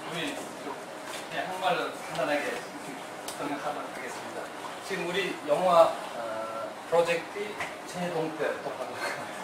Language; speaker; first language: Korean; non-native, fluent; Kyrgyz